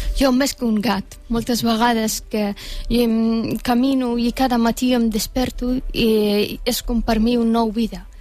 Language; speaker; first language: Catalan; non-native, fluent; Persian